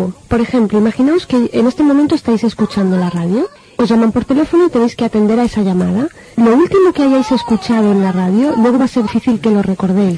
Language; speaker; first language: Spanish; native; Spanish